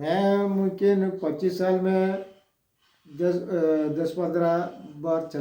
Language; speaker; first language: Hindi; non-native, local second language; Malayalam